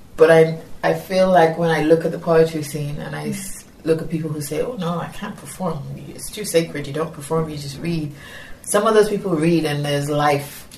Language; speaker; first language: English; non-native, local second language; Yoruba